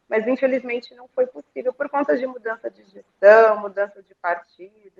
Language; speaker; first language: Portuguese; native; Portuguese